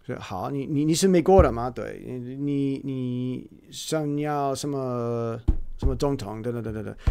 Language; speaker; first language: Chinese; non-native, learner; English